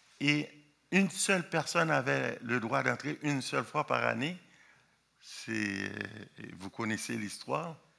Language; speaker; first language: French; non-native, local second language; Haitian Creole